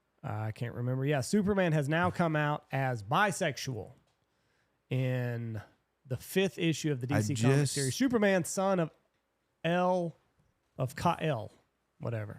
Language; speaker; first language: English; native; English